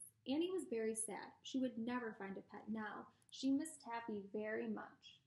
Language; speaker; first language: English; native; English